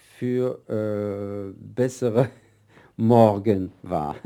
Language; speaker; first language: German; non-native, fluent; French